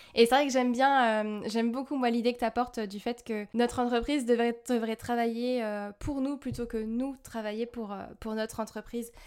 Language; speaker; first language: French; native; French